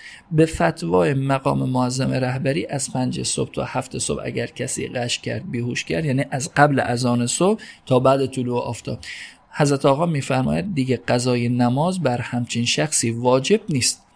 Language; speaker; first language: Persian; native; Persian